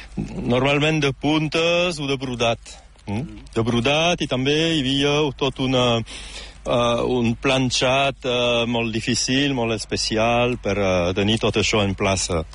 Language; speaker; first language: Catalan; non-native, local second language; French